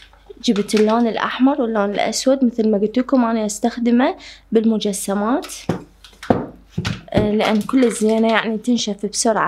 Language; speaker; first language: Arabic; native; Arabic